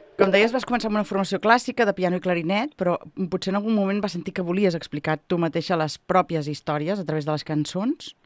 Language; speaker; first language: Catalan; native; Catalan